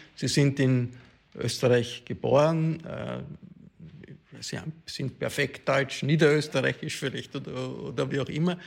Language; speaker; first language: German; native; German